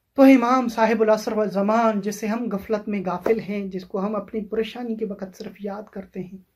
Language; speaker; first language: Urdu; non-native, local second language; Sindhi